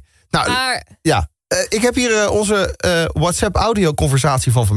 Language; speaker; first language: Dutch; native; Dutch